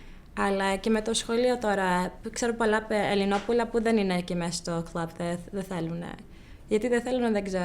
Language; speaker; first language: Greek; early bilingual, heritage; Greek